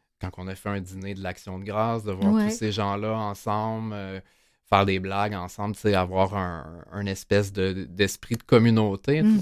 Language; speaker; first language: French; native; French